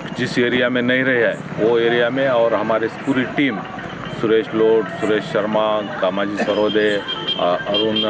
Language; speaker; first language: Hindi; non-native, local second language; Marathi